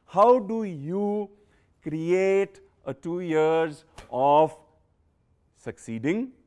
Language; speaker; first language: English; non-native, local second language; Punjabi